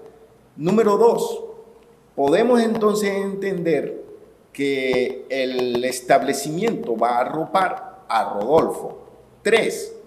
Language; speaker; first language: Spanish; native; Spanish